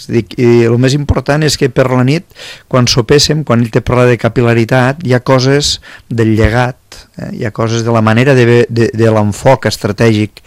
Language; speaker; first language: Catalan; native; Catalan